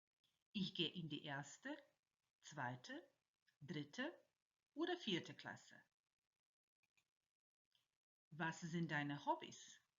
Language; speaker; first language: German; non-native, fluent; Croatian